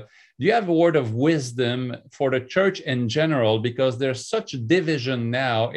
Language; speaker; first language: English; non-native, fluent; French